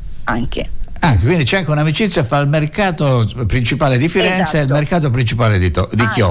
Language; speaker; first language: Italian; native; Italian